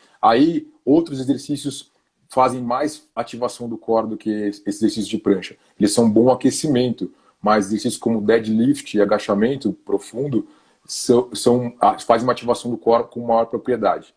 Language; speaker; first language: Portuguese; native; Portuguese